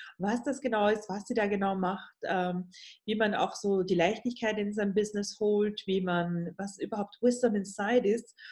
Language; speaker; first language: German; native; German